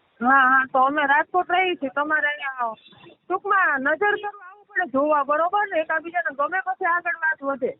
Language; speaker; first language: Gujarati; native; Gujarati